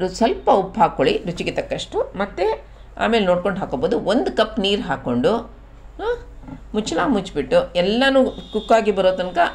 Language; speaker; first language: Kannada; non-native, local second language; Konkani